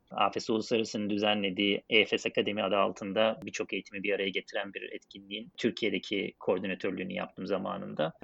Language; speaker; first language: Turkish; native; Turkish